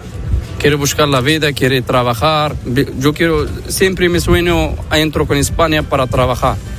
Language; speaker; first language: Spanish; non-native, learner; Arabic